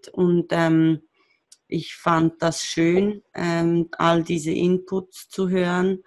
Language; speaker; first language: German; native; German